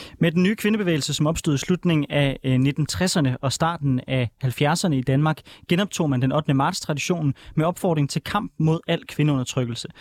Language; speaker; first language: Danish; native; Danish